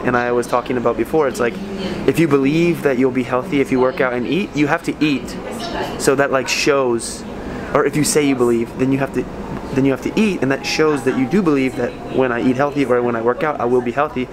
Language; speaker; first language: English; native; English